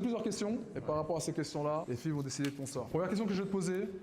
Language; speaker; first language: French; native; French